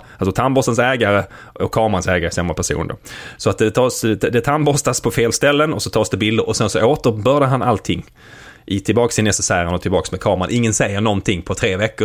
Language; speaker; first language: Swedish; native; Swedish